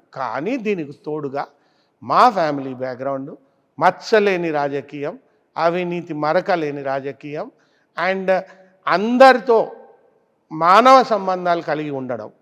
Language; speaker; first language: Telugu; native; Telugu